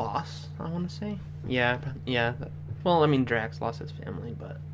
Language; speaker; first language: English; native; English